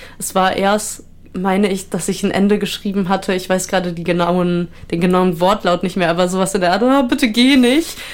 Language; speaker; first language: German; native; German